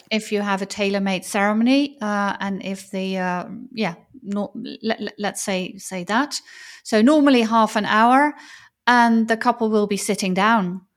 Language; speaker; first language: English; non-native, fluent; Dutch